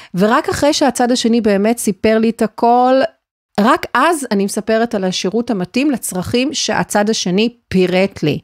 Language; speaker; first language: Hebrew; native; Hebrew